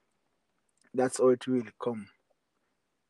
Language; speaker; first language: English; non-native, local second language; Jamaican Creole English